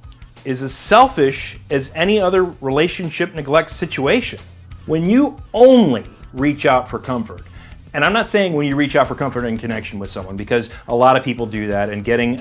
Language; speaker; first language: English; native; English